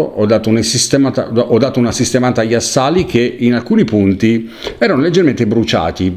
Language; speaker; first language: Italian; native; Italian